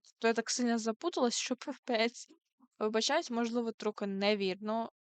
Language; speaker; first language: Ukrainian; non-native, local second language; Russian